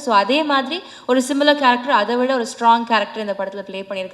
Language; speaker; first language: Tamil; native; Tamil